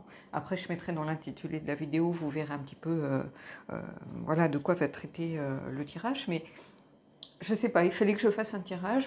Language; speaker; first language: French; native; French